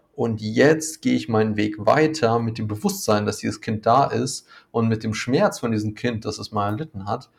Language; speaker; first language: German; native; German